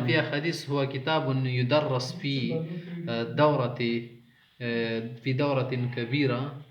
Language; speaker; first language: Arabic; non-native, fluent; Urdu